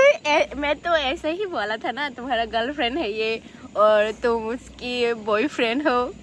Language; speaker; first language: Hindi; non-native, local second language; Kok Borok